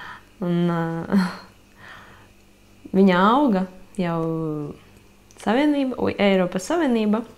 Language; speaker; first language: Latvian; non-native, local second language; Russian